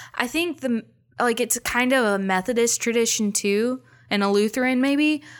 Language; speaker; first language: English; native; English